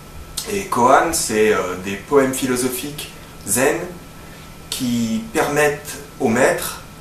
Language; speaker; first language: French; native; French